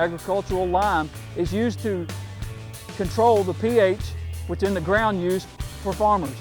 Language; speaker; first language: English; native; English